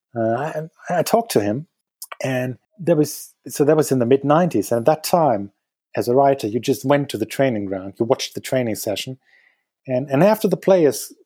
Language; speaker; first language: English; non-native, fluent; German